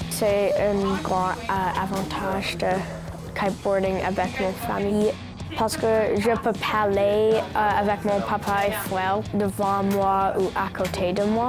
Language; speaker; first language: French; non-native, local second language; English